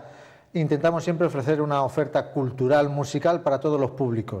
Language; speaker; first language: Spanish; native; Spanish